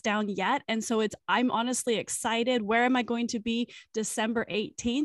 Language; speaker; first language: English; native; English